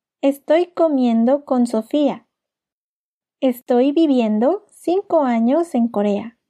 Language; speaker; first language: Spanish; native; Spanish